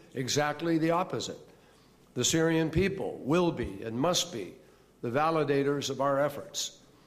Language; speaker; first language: English; native; English